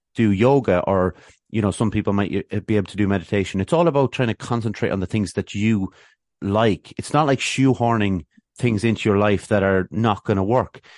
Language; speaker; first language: English; native; English